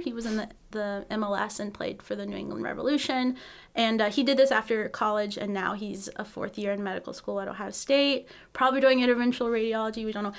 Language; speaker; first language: English; native; English